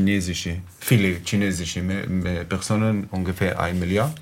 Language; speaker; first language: German; non-native, learner; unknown